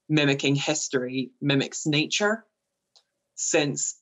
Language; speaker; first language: English; native; English